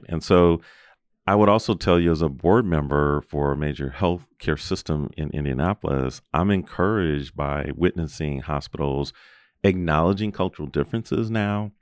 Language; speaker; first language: English; native; English